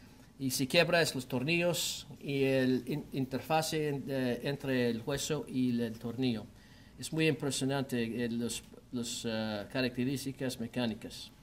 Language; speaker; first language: Spanish; non-native, learner; English